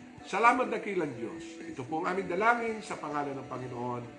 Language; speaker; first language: Filipino; native; Filipino